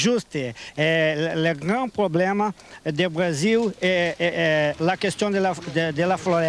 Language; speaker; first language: French; non-native, learner; Portuguese